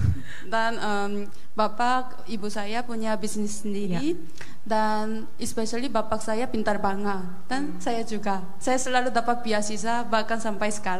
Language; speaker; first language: Indonesian; non-native, fluent; Korean